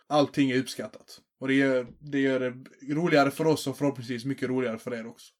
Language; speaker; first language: Swedish; early bilingual, other home language; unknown